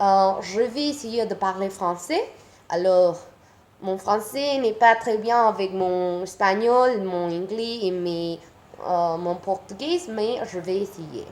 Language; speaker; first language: French; non-native, learner; Spanish